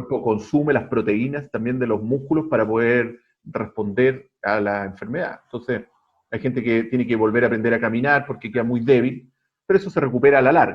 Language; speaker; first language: Spanish; native; Spanish